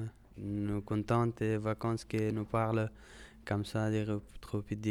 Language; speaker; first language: French; non-native, learner; Persian